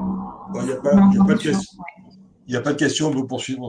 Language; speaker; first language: French; native; French